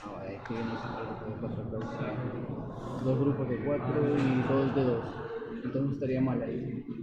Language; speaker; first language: Spanish; native; Spanish